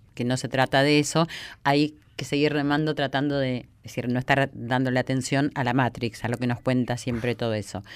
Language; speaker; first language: Spanish; native; Spanish